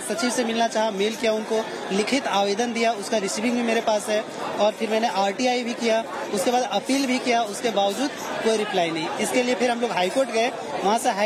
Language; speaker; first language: Hindi; non-native, local second language; Magahi